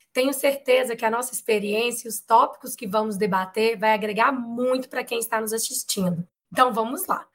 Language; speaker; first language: Portuguese; native; Portuguese